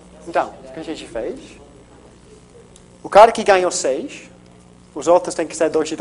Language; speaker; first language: Portuguese; non-native, fluent; English